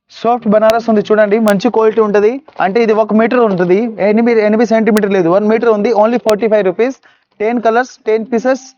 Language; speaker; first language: Telugu; non-native, local second language; Urdu